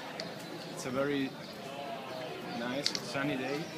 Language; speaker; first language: English; non-native, learner; Italian